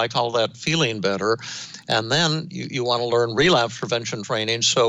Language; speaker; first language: English; native; English